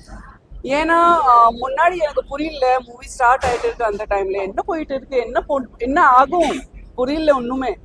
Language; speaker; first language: Tamil; non-native, fluent; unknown